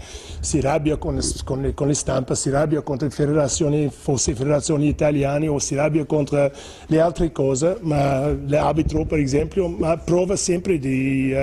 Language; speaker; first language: Italian; non-native, fluent; English